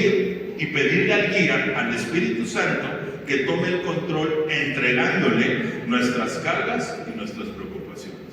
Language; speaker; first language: Spanish; native; Spanish